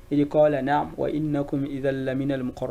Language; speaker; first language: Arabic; non-native, fluent; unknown